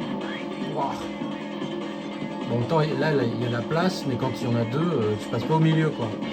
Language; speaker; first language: French; native; French